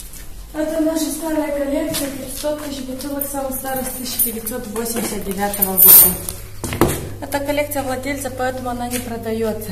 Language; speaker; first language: Russian; non-native, local second language; Romanian